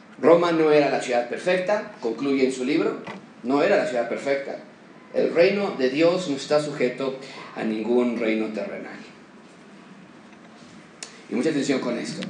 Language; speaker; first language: Spanish; native; Spanish